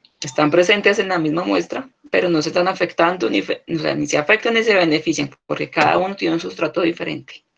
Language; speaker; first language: Spanish; native; Spanish